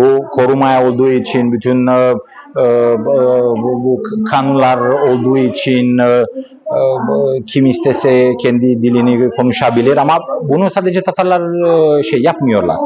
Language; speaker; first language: Turkish; non-native, learner; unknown